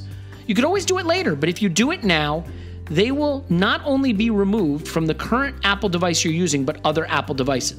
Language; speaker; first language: English; native; English